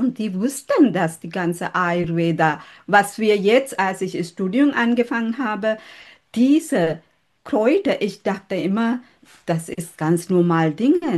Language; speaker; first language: German; non-native, learner; Sinhala